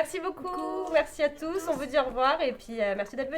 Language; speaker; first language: French; native; French